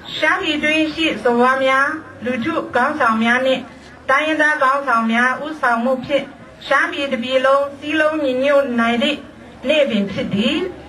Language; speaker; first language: Burmese; non-native, local second language; Shan